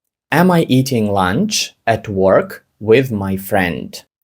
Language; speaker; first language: English; non-native, fluent; Ukrainian